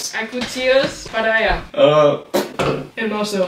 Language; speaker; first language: Spanish; non-native, learner; English